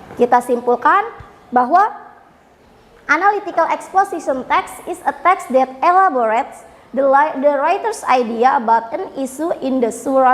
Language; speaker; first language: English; non-native, learner; Indonesian